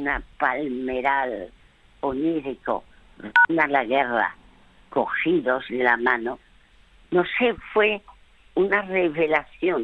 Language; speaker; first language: Spanish; early bilingual, other home language; French